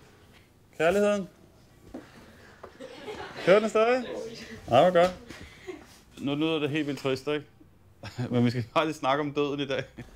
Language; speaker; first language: Danish; native; Danish